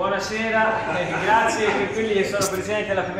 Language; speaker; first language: Italian; native; Italian